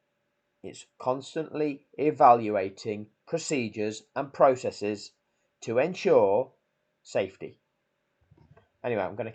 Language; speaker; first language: English; native; English